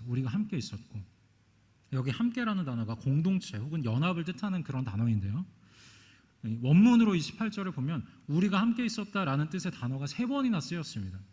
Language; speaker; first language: Korean; native; Korean